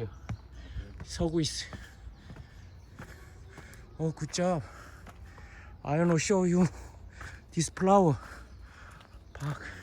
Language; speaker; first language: English; non-native, learner; Korean